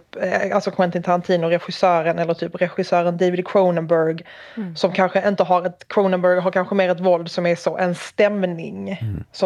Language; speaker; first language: Swedish; native; Swedish